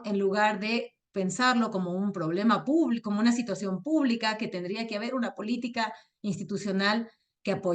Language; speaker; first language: Spanish; native; Spanish